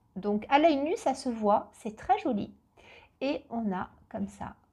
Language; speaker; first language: French; native; French